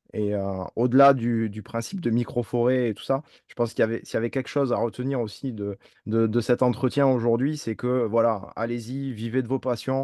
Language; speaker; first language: French; native; French